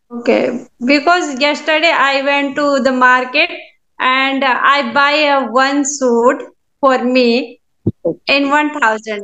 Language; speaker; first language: English; non-native, learner; Hindi